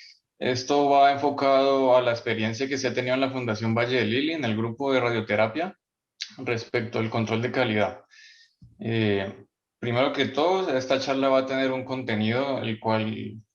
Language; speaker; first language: Spanish; native; Spanish